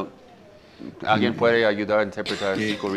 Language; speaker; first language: Spanish; native; Spanish